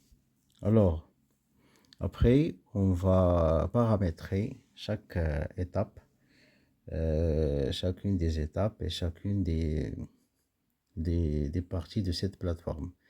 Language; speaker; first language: French; non-native, local second language; Arabic